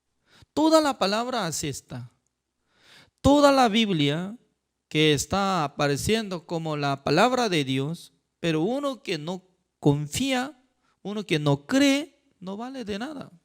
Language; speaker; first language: Spanish; non-native, fluent; Korean